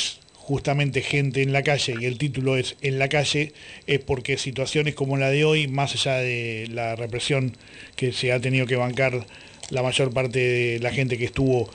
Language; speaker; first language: Spanish; native; Spanish